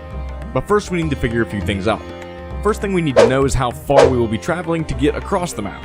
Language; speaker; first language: English; native; English